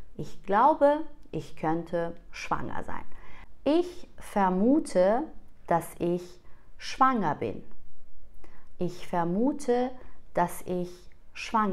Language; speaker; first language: German; non-native, fluent; Persian